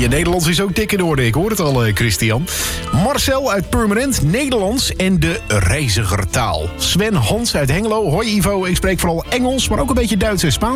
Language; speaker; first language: Dutch; native; Dutch